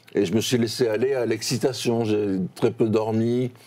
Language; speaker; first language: French; native; French